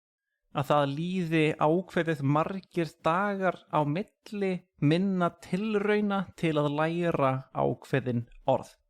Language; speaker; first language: Icelandic; non-native, fluent; English